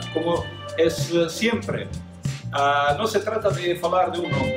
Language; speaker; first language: Spanish; non-native, fluent; Croatian